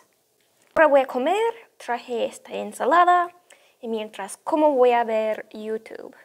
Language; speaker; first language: Spanish; non-native, fluent; English